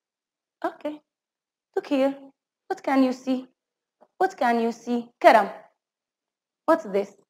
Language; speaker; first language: English; non-native, fluent; Arabic